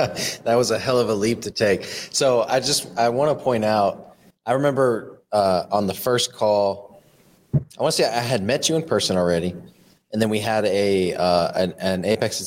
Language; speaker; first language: English; native; English